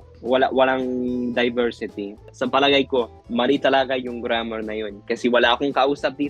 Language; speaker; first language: Filipino; non-native, fluent; Spanish